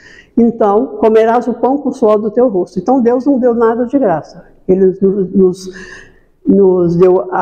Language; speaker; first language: Portuguese; native; Portuguese